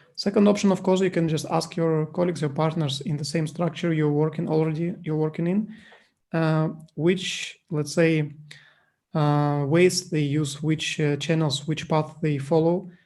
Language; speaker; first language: English; non-native, fluent; Russian